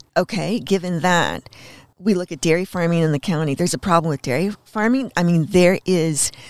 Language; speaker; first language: English; native; English